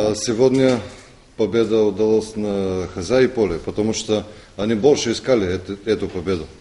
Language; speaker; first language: Russian; non-native, fluent; Bulgarian